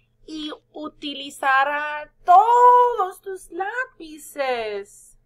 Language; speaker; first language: Spanish; non-native, fluent; English